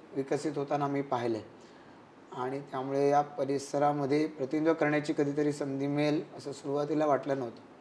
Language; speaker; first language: Marathi; native; Marathi